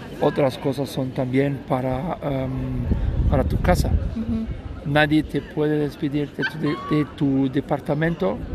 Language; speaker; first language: Spanish; non-native, learner; German